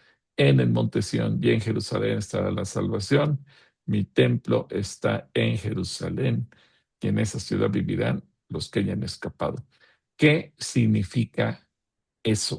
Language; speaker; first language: Spanish; native; Spanish